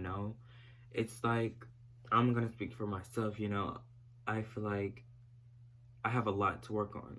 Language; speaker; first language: English; native; English